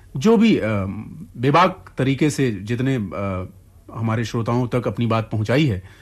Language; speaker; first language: Hindi; native; Hindi